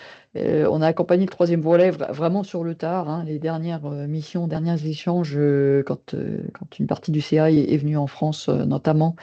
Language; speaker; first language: French; native; French